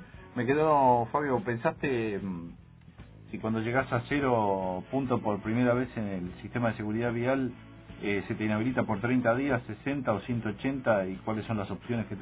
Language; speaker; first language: Spanish; native; Spanish